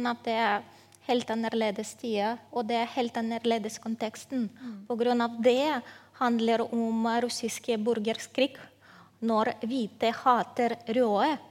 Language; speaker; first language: Norwegian; non-native, fluent; Ukrainian